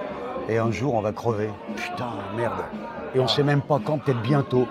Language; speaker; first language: French; native; French